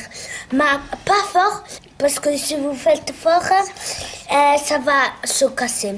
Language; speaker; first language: French; non-native, learner; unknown